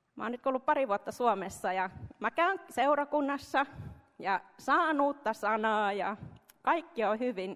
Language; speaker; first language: Finnish; early bilingual, heritage; Finnish